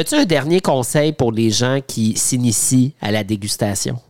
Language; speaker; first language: French; native; French